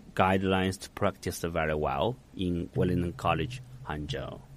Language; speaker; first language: English; non-native, fluent; Chinese